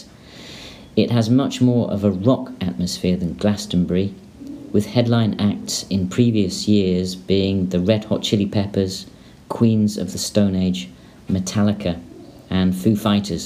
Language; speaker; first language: English; native; English